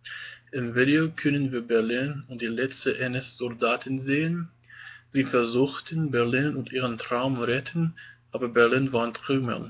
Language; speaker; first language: German; non-native, learner; English